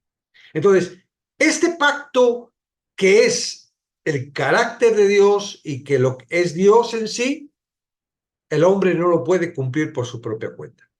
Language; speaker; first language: Spanish; native; Spanish